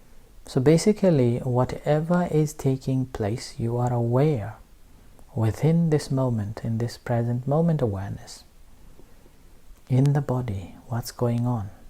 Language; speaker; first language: English; non-native, fluent; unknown